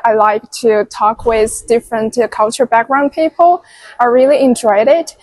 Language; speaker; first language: English; non-native, fluent; Chinese